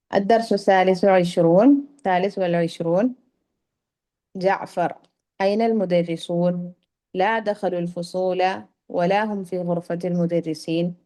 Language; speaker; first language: Arabic; non-native, fluent; Malayalam